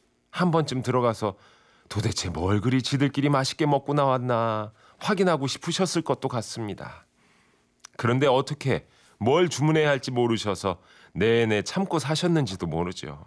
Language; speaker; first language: Korean; native; Korean